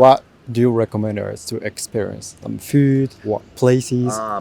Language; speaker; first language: English; non-native, fluent; Japanese